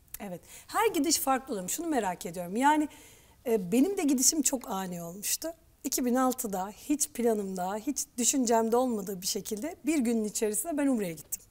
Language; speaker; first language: Turkish; native; Turkish